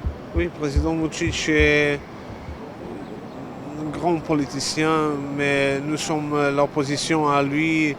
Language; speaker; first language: French; non-native, learner; Serbian